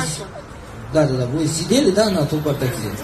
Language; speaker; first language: Russian; non-native, local second language; Kyrgyz